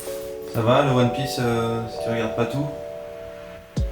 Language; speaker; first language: French; native; French